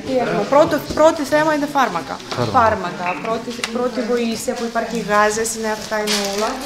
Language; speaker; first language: Greek; non-native, learner; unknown